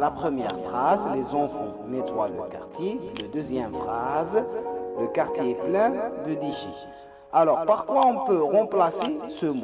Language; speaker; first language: French; non-native, local second language; Arabic